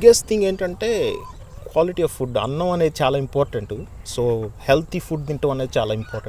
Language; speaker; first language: Telugu; native; Telugu